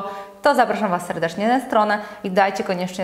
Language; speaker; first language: Polish; native; Polish